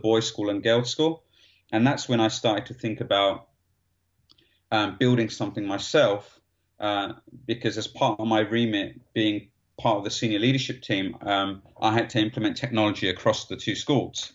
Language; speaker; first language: English; native; English